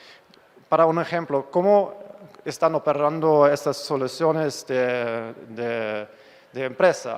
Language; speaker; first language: Spanish; non-native, fluent; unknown